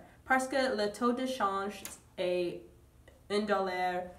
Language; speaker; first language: French; non-native, learner; English